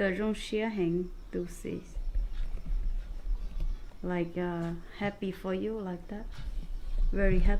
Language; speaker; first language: English; non-native, learner; Thai